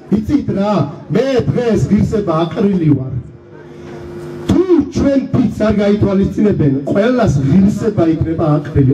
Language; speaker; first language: Georgian; non-native, local second language; Svan